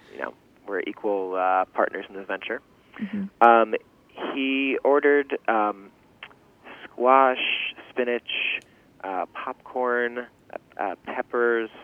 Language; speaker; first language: English; early bilingual, other home language; Yiddish